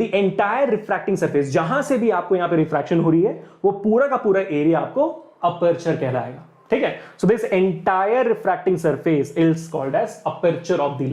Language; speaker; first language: Hindi; native; Hindi